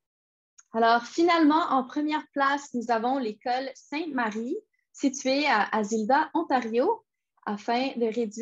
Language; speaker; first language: French; native; French